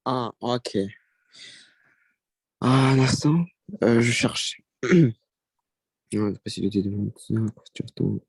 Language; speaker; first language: French; non-native, learner; Russian